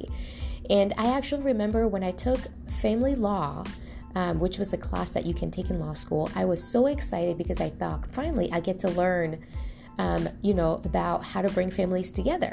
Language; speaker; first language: English; non-native, fluent; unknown